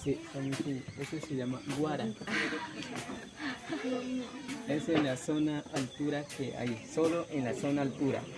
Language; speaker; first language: Spanish; non-native, local second language; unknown